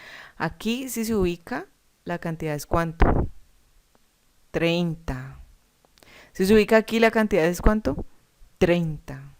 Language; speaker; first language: Spanish; native; Spanish